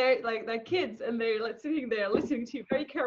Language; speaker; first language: English; non-native, fluent; Russian